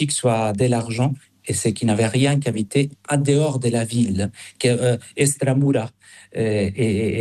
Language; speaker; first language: French; non-native, fluent; Spanish